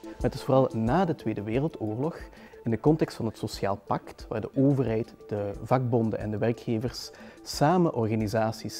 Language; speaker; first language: Dutch; native; Dutch